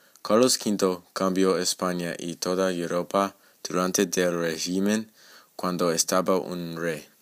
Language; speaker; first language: Spanish; non-native, learner; English